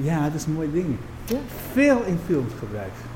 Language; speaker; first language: Dutch; non-native, fluent; Spanish